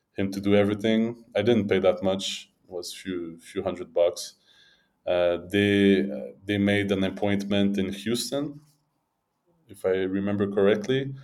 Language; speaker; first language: English; native; English